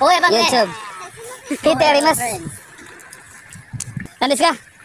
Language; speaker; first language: Japanese; non-native, learner; Cebuano